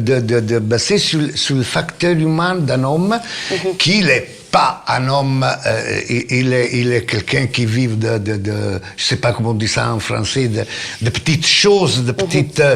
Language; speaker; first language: French; non-native, fluent; Italian